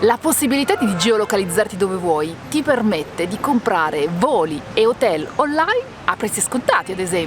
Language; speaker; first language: Italian; native; Italian